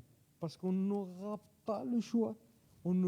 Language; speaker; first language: French; native; French